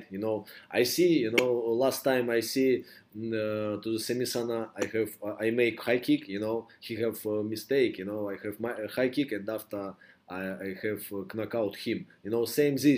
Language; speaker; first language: English; non-native, learner; Russian